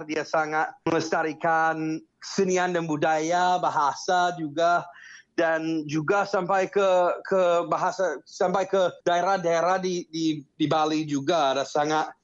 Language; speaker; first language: Indonesian; non-native, fluent; English